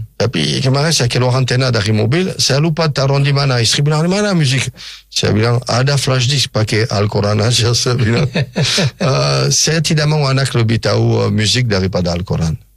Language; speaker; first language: Indonesian; non-native, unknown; French